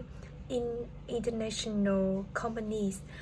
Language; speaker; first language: English; non-native, learner; Vietnamese